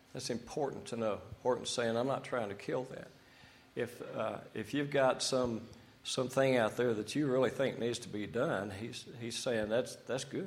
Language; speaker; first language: English; native; English